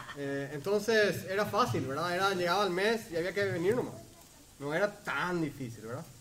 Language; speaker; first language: Spanish; native; Spanish